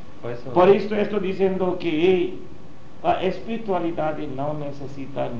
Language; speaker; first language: Portuguese; non-native, learner; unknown